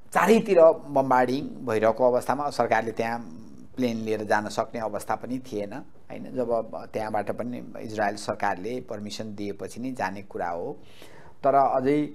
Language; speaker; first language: Nepali; native; Nepali